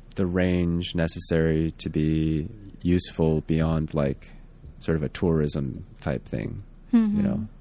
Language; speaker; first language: English; native; English